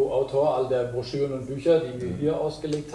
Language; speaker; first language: German; native; German